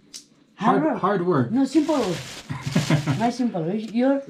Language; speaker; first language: English; non-native, learner; Nepali